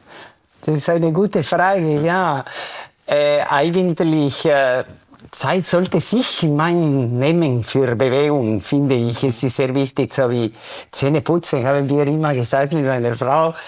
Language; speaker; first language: German; non-native, fluent; Spanish